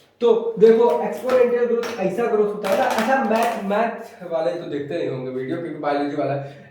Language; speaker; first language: Hindi; native; Hindi